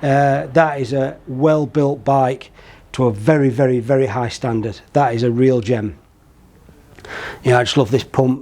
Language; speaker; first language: English; native; English